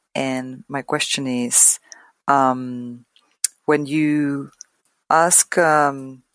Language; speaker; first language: English; non-native, fluent; Spanish